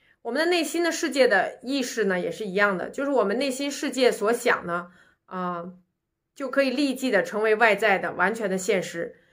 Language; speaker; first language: Chinese; native; Chinese